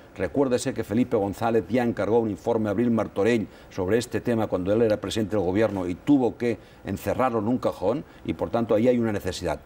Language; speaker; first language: Spanish; non-native, local second language; Catalan